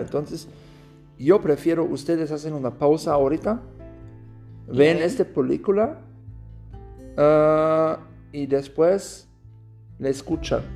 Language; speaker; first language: Spanish; non-native, learner; German